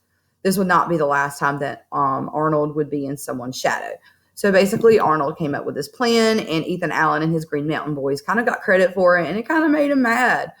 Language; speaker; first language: English; native; English